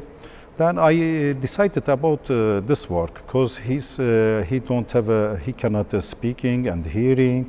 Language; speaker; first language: English; non-native, learner; Turkish